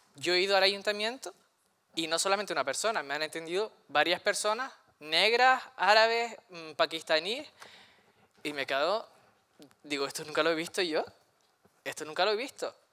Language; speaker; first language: Spanish; native; Spanish